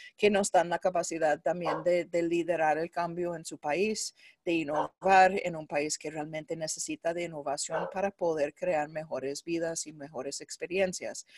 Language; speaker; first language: Spanish; non-native, fluent; English